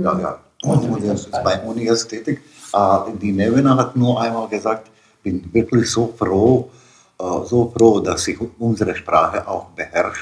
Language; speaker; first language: German; non-native, fluent; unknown